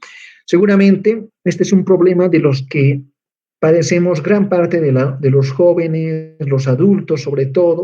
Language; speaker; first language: Spanish; native; Spanish